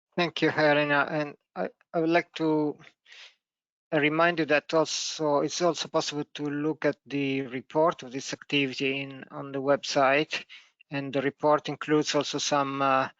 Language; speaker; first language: English; non-native, fluent; Italian